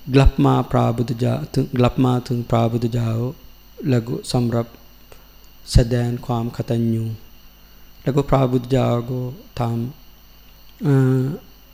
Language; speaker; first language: Thai; non-native, learner; Sinhala